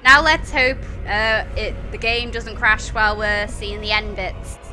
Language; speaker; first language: English; native; English